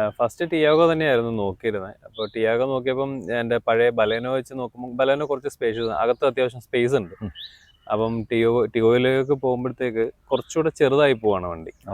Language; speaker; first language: Malayalam; native; Malayalam